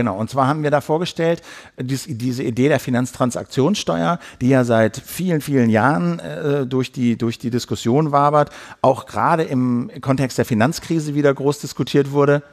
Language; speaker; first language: German; native; German